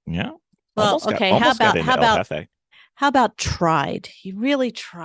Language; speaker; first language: English; native; English